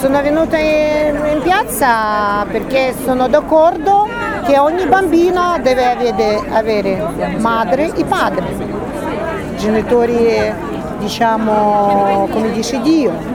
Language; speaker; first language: Italian; non-native, learner; Russian